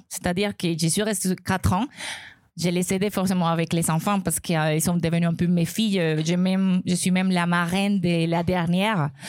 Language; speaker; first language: French; non-native, fluent; Spanish